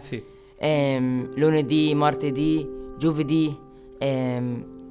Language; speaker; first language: Italian; non-native, learner; Arabic